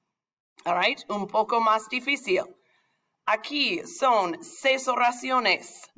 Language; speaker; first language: Spanish; non-native, fluent; English